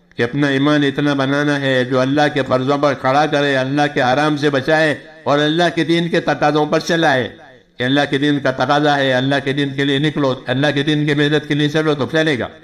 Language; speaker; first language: Urdu; non-native, local second language; Gujarati